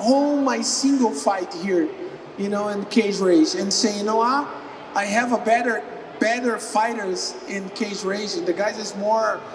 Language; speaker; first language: English; non-native, learner; Portuguese